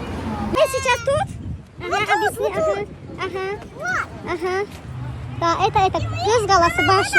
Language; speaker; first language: Russian; early bilingual, other home language; Azerbaijani